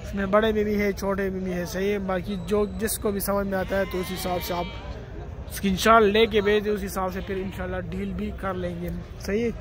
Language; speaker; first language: Urdu; non-native, local second language; Pashto